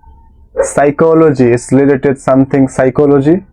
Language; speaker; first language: English; non-native, learner; Bangla